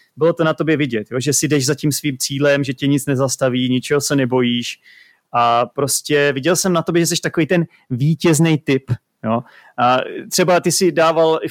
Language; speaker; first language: Czech; native; Czech